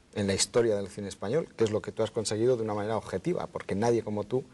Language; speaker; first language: Spanish; native; Spanish